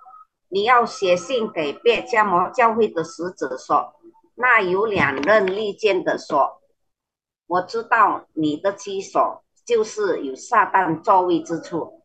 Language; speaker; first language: Chinese; early bilingual, heritage; Chinese